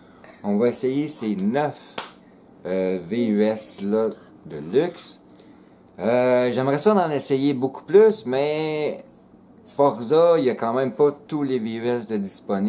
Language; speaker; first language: French; native; French